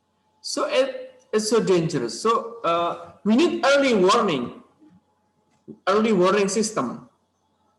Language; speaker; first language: English; non-native, learner; Indonesian